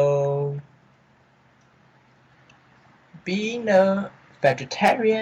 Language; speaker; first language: English; non-native, learner; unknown